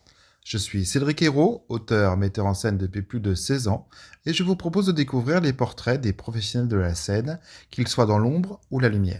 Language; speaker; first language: French; native; French